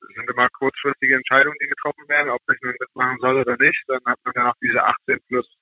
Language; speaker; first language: German; native; German